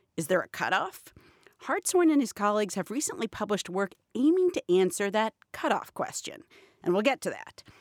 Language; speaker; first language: English; native; English